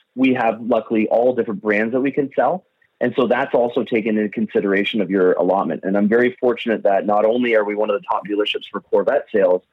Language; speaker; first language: English; native; English